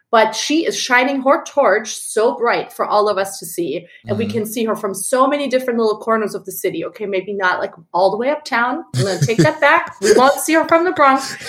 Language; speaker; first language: English; non-native, fluent; German